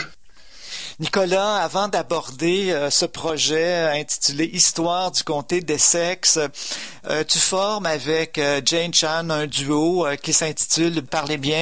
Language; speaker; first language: French; native; French